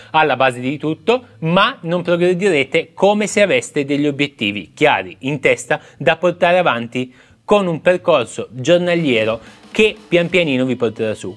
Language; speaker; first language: Italian; native; Italian